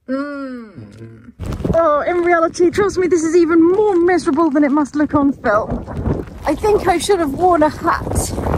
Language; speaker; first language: English; native; English